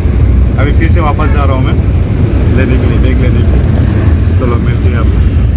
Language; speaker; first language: Hindi; non-native, local second language; Kok Borok